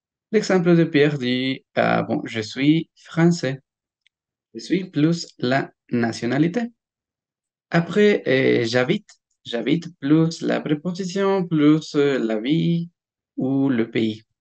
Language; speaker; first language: French; non-native, fluent; Spanish